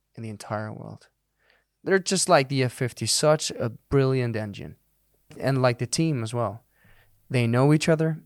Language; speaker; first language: English; non-native, fluent; Danish